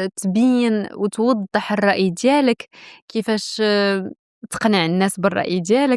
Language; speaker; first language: Arabic; native; Arabic